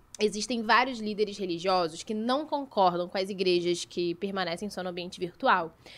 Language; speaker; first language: Portuguese; native; Portuguese